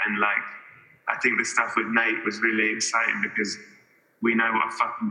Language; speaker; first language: English; native; English